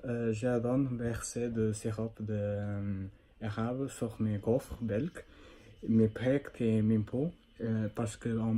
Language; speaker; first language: French; non-native, learner; Portuguese